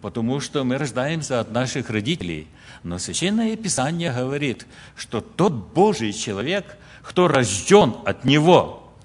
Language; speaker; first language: Russian; early bilingual, other home language; Ukrainian